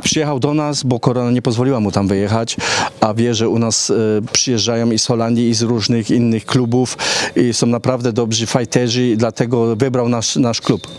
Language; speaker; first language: Polish; early bilingual, heritage; Polish